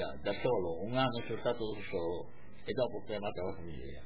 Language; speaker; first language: Italian; non-native, local second language; Friulian